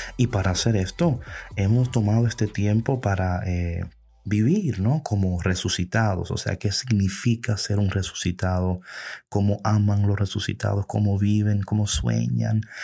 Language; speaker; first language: Spanish; early bilingual, heritage; Spanish